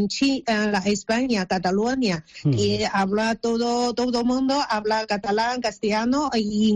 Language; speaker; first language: Spanish; non-native, learner; Chinese